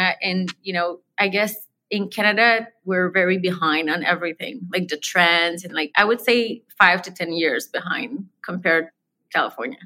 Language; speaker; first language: English; non-native, fluent; French